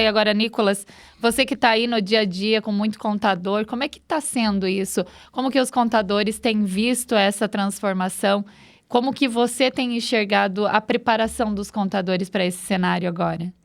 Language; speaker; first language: Portuguese; native; Portuguese